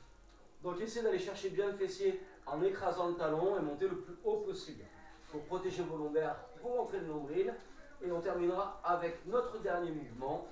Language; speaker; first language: French; native; French